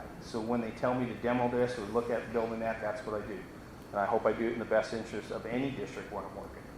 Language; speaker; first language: English; native; English